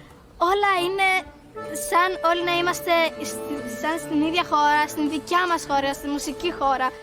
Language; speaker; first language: Greek; early bilingual, other home language; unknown